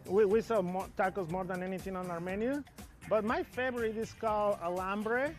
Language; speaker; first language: English; non-native, fluent; Spanish